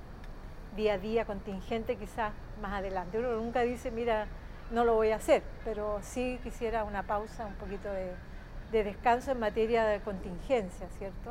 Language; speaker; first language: Spanish; native; Spanish